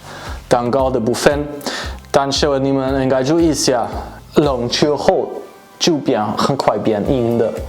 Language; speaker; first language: Chinese; non-native, fluent; German